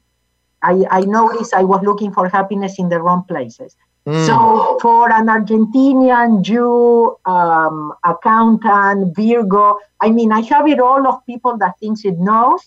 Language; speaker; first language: English; non-native, fluent; Spanish